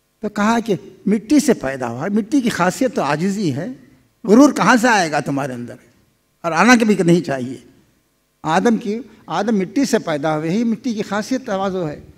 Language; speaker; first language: Urdu; native; Urdu